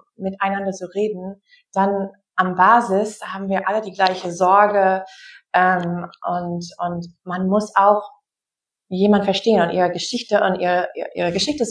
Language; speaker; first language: German; non-native, learner; English